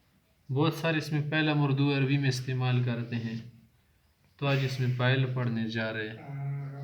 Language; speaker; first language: Urdu; native; Urdu